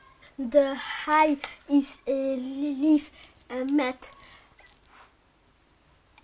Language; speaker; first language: Dutch; non-native, learner; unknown